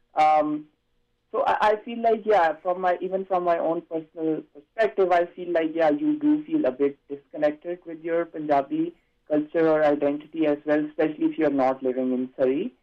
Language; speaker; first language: English; non-native, local second language; Punjabi